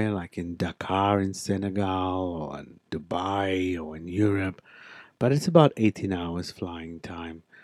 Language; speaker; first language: English; non-native, local second language; Afrikaans